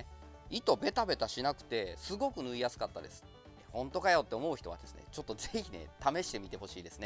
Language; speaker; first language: Japanese; native; Japanese